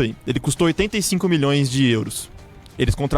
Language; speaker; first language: Portuguese; native; Portuguese